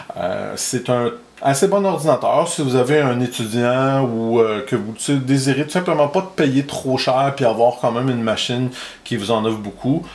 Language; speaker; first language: French; native; French